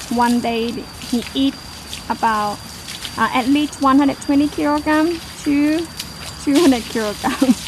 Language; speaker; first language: English; non-native, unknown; Thai